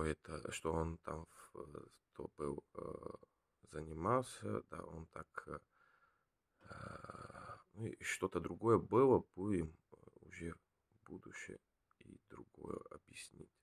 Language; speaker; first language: Russian; non-native, learner; Bulgarian